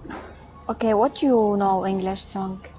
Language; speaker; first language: English; non-native, learner; Arabic